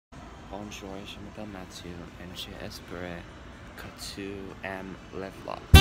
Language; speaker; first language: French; non-native, learner; English